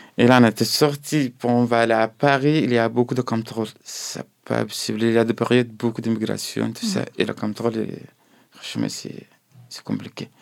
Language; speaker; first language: French; non-native, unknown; Arabic